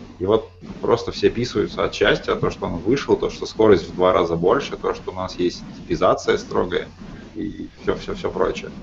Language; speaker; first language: Russian; native; Russian